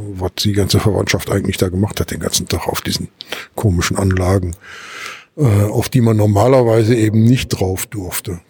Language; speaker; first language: German; native; German